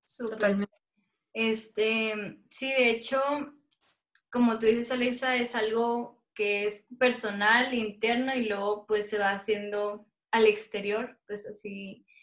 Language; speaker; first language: Spanish; native; Spanish